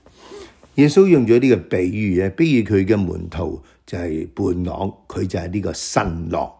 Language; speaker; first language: Chinese; non-native, local second language; Cantonese